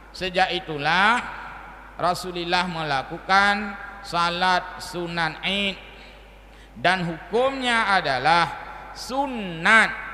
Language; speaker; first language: Malay; non-native, local second language; Achinese